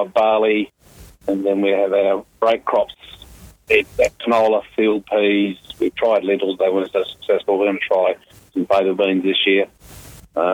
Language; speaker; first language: English; native; English